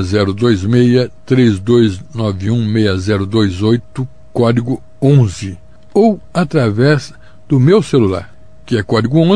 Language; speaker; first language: Portuguese; native; Portuguese